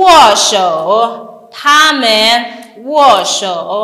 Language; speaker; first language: Chinese; non-native, fluent; French